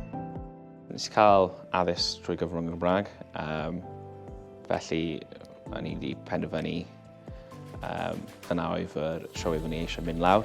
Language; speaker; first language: Welsh; non-native, local second language; English